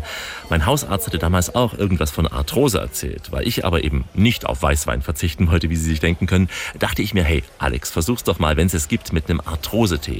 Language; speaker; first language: German; native; German